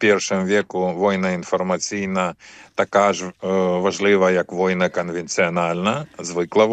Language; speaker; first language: Polish; non-native, fluent; Ukrainian